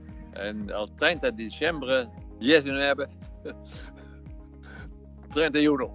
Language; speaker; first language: Spanish; non-native, fluent; Dutch